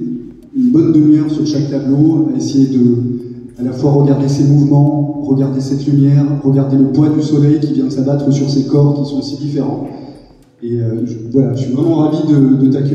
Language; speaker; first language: French; native; French